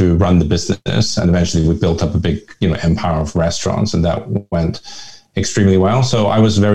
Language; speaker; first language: English; non-native, local second language; Hakka Chinese